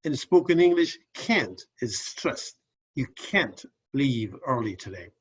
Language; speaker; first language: English; non-native, fluent; Persian